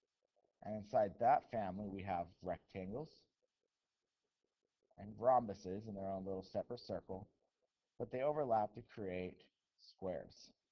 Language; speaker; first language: English; native; English